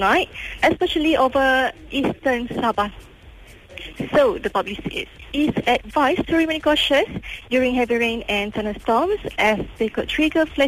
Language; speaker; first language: English; non-native, local second language; Malay